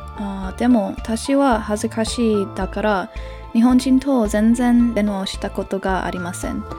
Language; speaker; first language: Japanese; non-native, learner; English